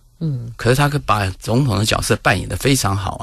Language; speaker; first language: Chinese; native; Chinese